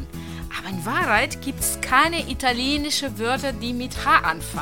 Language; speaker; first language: German; non-native, fluent; Italian